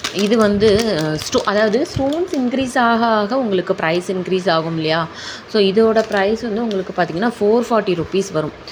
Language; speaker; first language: Tamil; native; Tamil